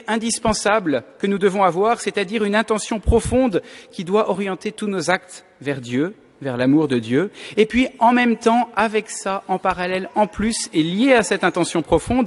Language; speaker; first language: French; native; French